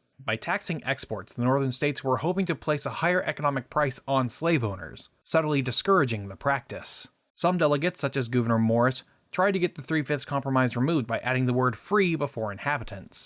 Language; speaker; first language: English; native; English